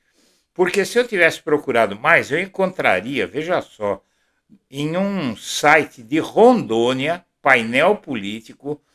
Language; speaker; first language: Portuguese; native; Portuguese